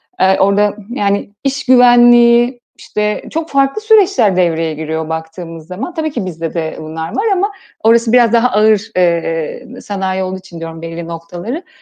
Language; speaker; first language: Turkish; native; Turkish